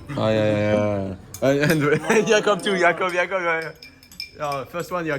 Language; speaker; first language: English; non-native, learner; French